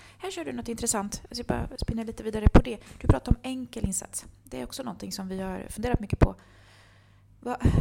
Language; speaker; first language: Swedish; early bilingual, other home language; Bosnian